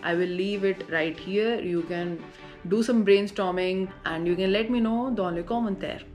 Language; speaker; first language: English; non-native, local second language; Hindi